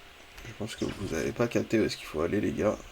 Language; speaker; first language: French; native; French